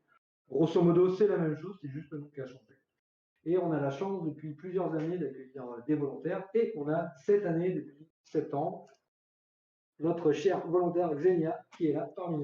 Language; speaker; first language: French; native; French